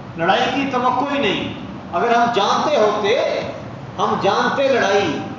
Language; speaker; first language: Urdu; non-native, local second language; Punjabi